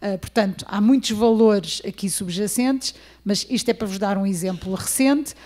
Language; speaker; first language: Portuguese; native; Portuguese